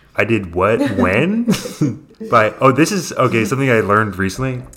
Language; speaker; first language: English; native; English